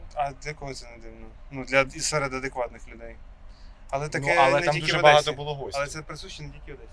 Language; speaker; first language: Ukrainian; non-native, local second language; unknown